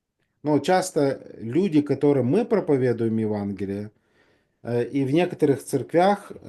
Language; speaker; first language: Russian; native; Russian